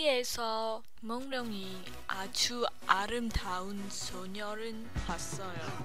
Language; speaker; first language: Korean; non-native, learner; English